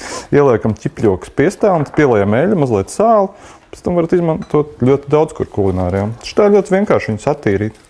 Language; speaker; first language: Latvian; native; Latvian